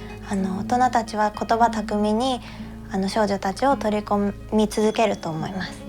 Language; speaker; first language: Japanese; native; Japanese